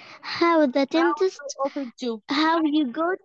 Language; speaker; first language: English; non-native, learner; Arabic